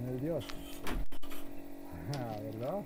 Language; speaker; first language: Spanish; non-native, learner; Slovenian